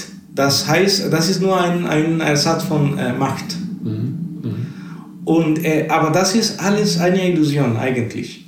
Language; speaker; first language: German; non-native, fluent; Spanish